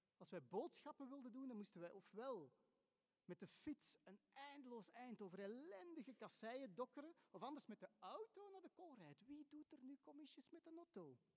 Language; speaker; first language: Dutch; native; Dutch